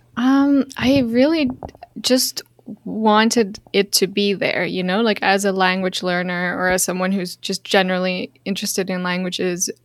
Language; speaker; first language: English; non-native, fluent; Dutch